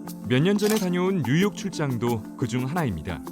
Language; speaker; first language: Korean; native; Korean